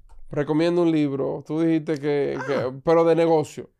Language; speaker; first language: Spanish; native; Spanish